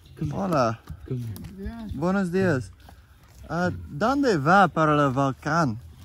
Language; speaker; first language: Spanish; non-native, learner; English